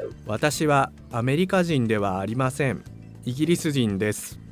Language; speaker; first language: Japanese; non-native, learner; English